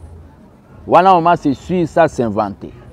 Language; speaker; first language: French; non-native, local second language; Lingala